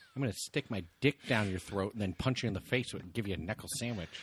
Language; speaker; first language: English; native; English